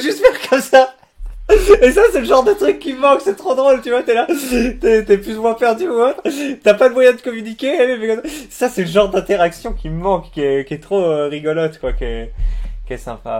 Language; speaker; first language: French; native; French